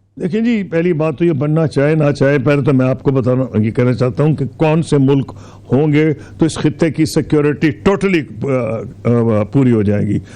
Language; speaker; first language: Urdu; non-native, local second language; Punjabi